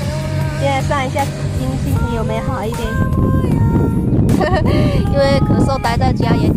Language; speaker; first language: Chinese; non-native, local second language; Cantonese